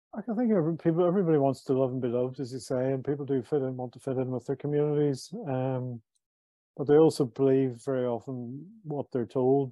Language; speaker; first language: English; native; English